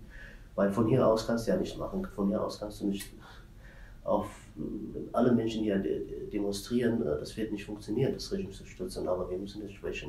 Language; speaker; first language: German; non-native, fluent; Tigrinya